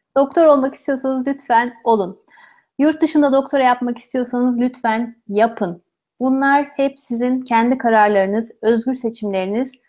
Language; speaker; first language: Turkish; native; Turkish